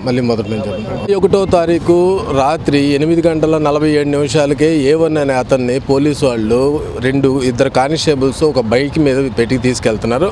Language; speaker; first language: Telugu; native; Telugu